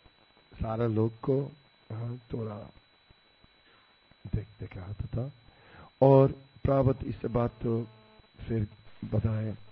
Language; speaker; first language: Hindi; non-native, fluent; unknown